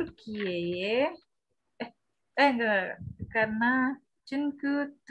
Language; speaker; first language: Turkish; non-native, learner; Indonesian